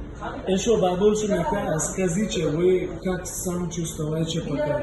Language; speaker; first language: Russian; non-native, learner; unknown